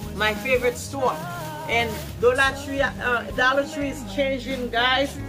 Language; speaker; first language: English; non-native, fluent; Haitian Creole